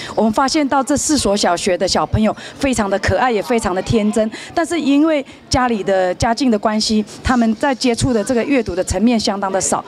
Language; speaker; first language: Chinese; native; Chinese